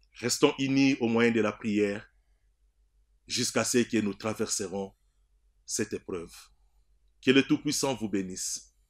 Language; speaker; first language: French; non-native, local second language; Swahili